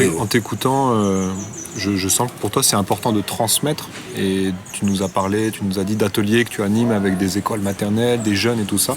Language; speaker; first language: French; native; French